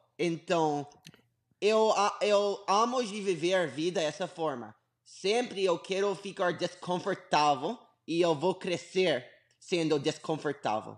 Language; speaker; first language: Portuguese; non-native, learner; English